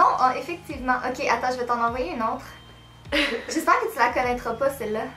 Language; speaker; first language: French; native; French